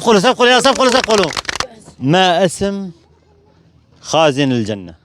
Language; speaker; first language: Arabic; native; Arabic